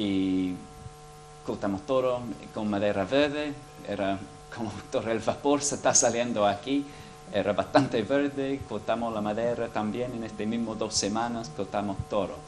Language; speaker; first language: Spanish; non-native, fluent; English